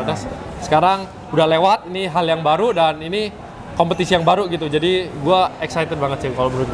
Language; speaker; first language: Indonesian; native; Indonesian